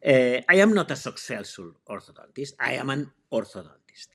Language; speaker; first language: English; non-native, fluent; Spanish